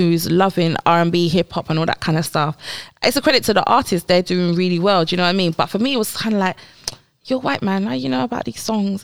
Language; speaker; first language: English; native; English